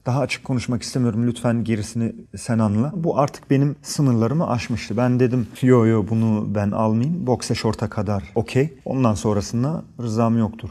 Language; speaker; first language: Turkish; early bilingual, heritage; Turkish